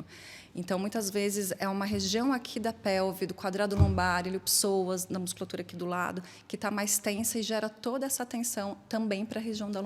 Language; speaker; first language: Portuguese; native; Portuguese